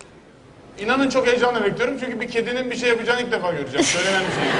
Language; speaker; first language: Turkish; native; Turkish